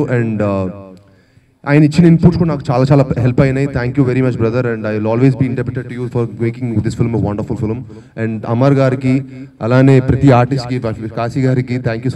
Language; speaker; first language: Telugu; native; Telugu